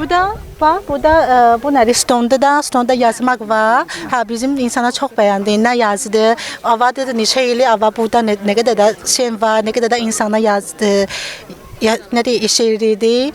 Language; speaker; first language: Azerbaijani; non-native, learner; Chinese